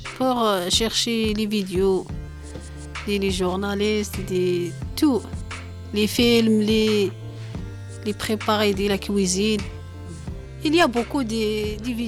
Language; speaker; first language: French; non-native, learner; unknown